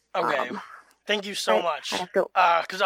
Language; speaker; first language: English; native; English